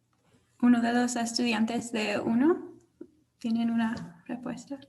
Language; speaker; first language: Spanish; non-native, learner; English